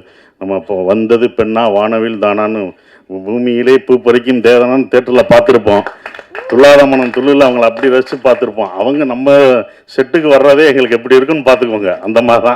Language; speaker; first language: Tamil; native; Tamil